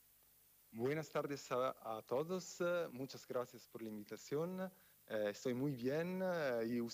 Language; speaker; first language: Spanish; non-native, fluent; Italian